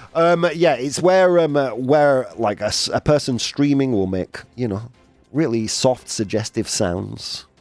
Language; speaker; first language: English; native; English